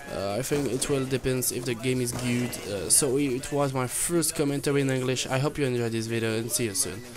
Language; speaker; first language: English; non-native, learner; French